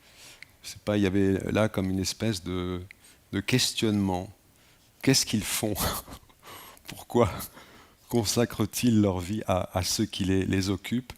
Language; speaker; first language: French; native; French